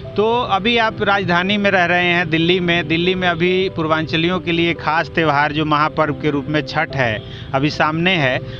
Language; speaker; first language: Hindi; native; Hindi